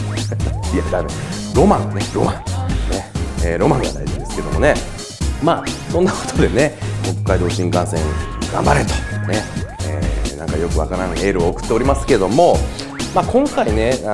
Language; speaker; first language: Japanese; native; Japanese